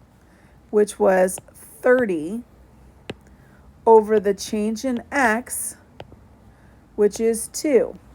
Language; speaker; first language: English; native; English